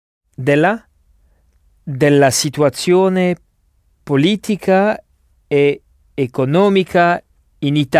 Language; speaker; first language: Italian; non-native, learner; French